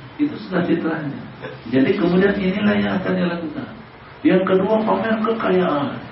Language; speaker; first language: Indonesian; non-native, local second language; Sundanese